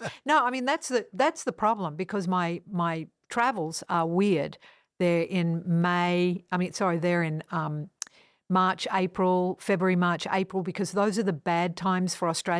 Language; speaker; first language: English; non-native, fluent; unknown